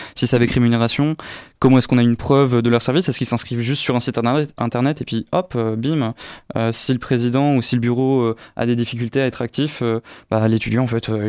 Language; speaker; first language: French; native; French